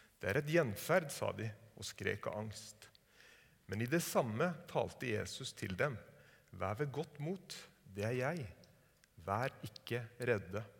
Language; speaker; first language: Norwegian; native; Norwegian